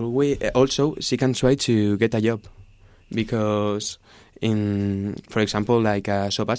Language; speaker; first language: English; non-native, learner; Spanish